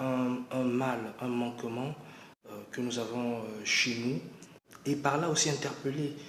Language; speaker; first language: French; non-native, local second language; Lingala